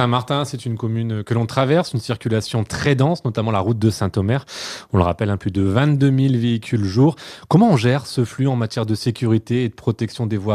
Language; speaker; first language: French; native; French